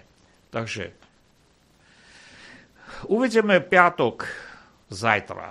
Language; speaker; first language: Slovak; non-native, fluent; Armenian